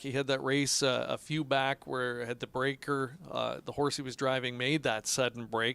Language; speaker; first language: English; native; English